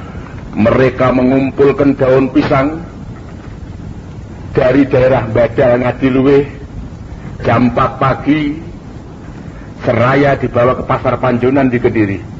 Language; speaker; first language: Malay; non-native, local second language; Javanese